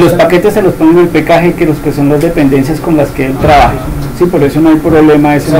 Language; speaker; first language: Spanish; native; Spanish